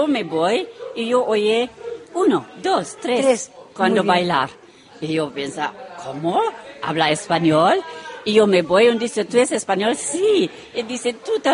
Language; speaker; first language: Spanish; non-native, learner; Romanian